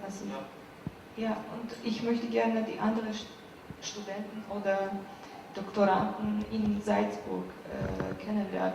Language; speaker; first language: German; non-native, learner; Azerbaijani